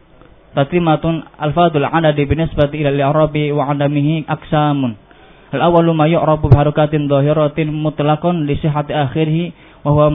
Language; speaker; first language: Arabic; non-native, fluent; Indonesian